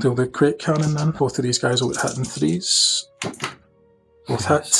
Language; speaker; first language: English; native; English